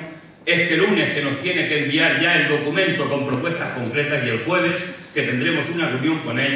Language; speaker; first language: Spanish; native; Spanish